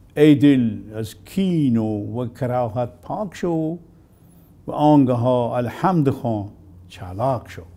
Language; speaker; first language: English; non-native, fluent; Turkish